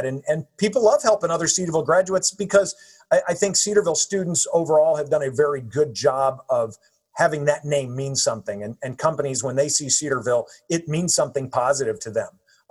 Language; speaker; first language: English; native; English